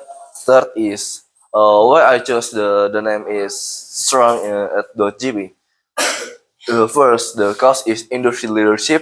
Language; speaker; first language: English; non-native, learner; Indonesian